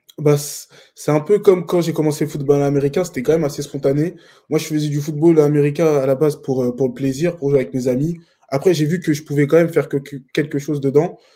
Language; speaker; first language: French; native; French